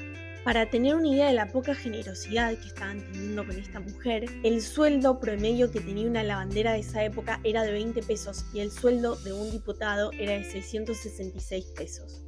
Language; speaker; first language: Spanish; native; Spanish